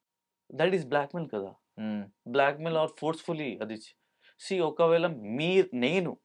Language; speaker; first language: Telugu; non-native, local second language; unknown